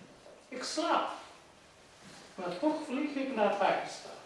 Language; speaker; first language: Dutch; non-native, fluent; Urdu